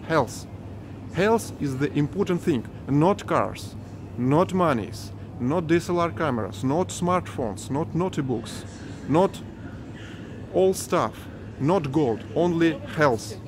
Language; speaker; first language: English; non-native, learner; Russian